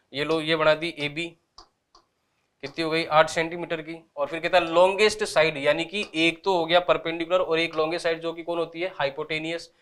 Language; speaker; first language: Hindi; native; Hindi